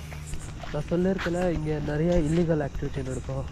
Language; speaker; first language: Tamil; non-native, local second language; Kannada